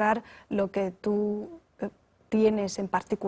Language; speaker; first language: Spanish; non-native, fluent; Chinese